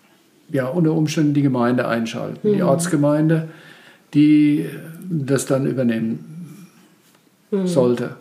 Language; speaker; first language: German; native; German